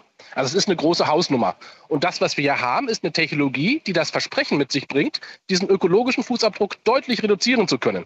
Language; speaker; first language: German; native; German